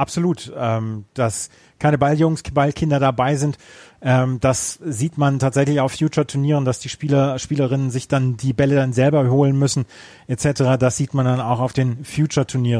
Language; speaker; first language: German; native; German